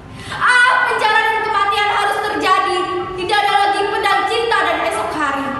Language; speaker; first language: Indonesian; native; Indonesian